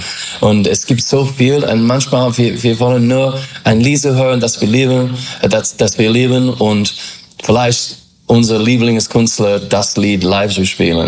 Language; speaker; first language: German; non-native, fluent; English